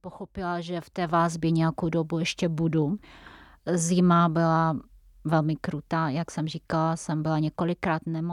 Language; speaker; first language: Czech; non-native, fluent; Tatar